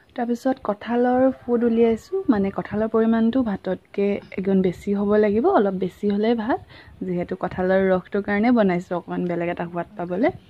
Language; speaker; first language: Assamese; non-native, local second language; Mising